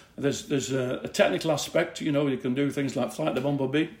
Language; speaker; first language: English; native; English